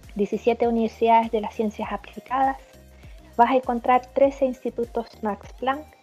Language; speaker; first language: Spanish; early bilingual, heritage; German